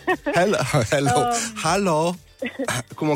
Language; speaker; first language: Romanian; native; Romanian